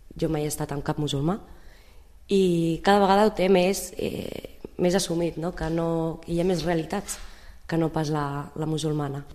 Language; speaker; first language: Catalan; early bilingual, other home language; Arabic